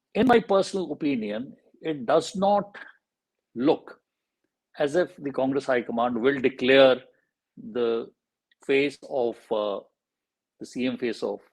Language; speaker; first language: English; non-native, local second language; Punjabi